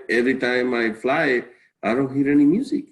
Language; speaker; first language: English; non-native, learner; Spanish